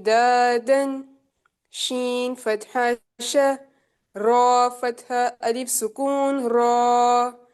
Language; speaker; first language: Arabic; non-native, learner; Urdu